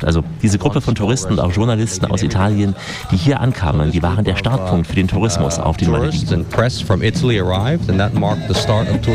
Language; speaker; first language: German; native; German